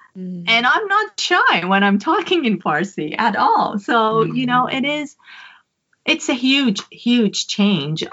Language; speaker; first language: English; non-native, fluent; Persian